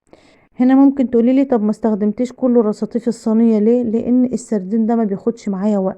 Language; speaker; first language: Arabic; native; Arabic